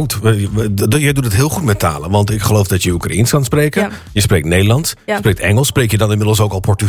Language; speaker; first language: Dutch; native; Dutch